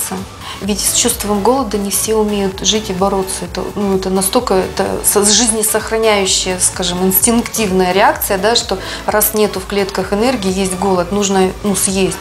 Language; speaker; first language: Russian; native; Russian